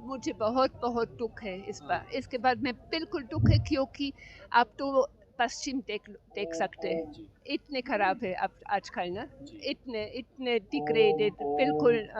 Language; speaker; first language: Hindi; non-native, learner; German